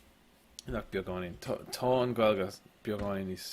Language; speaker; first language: Irish; non-native, local second language; English